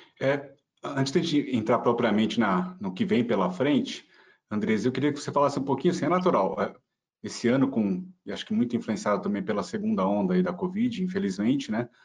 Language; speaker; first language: Portuguese; native; Portuguese